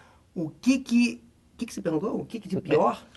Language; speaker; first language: Portuguese; native; Portuguese